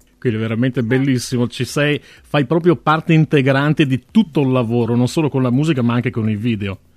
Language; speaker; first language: Italian; native; Italian